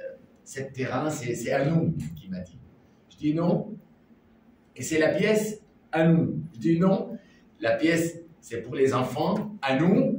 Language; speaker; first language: French; non-native, learner; Arabic